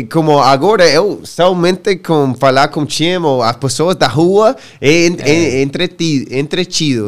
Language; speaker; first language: Portuguese; non-native, learner; English